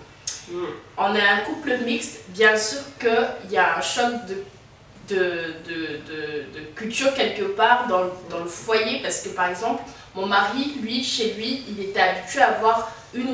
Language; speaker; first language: French; native; French